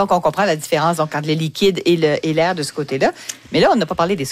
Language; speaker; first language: French; native; French